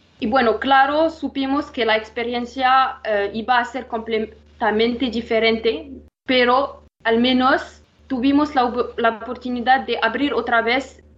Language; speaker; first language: Spanish; non-native, fluent; Arabic